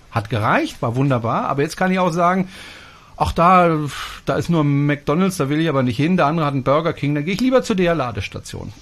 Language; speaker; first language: German; non-native, fluent; French